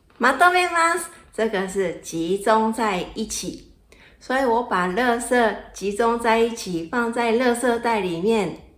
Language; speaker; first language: Chinese; non-native, fluent; Japanese